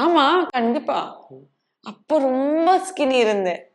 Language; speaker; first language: Tamil; non-native, local second language; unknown